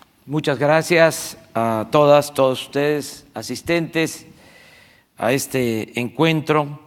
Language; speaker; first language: Spanish; native; Spanish